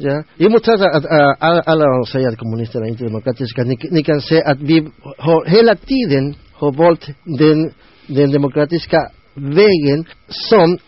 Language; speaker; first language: Swedish; non-native, learner; Spanish